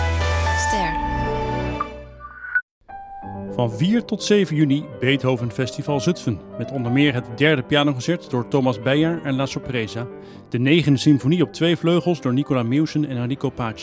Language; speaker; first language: Dutch; native; Dutch